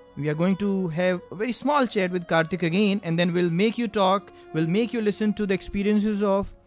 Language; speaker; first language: English; non-native, local second language; Hindi